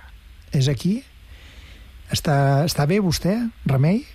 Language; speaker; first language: Catalan; native; Catalan